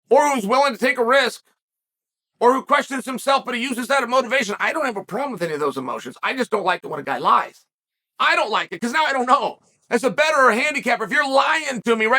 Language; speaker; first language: English; native; English